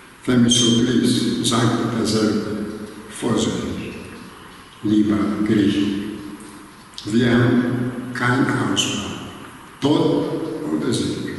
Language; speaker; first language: German; non-native, learner; Greek